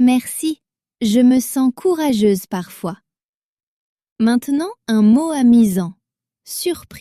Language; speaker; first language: French; native; French